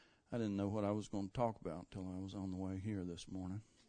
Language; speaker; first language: English; native; English